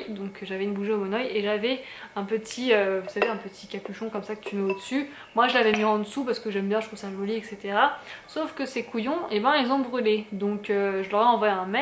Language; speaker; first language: French; native; French